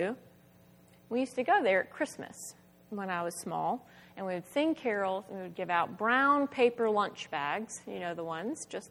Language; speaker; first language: English; native; English